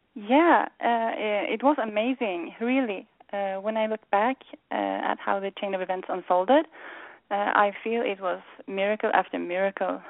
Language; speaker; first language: English; non-native, fluent; Swedish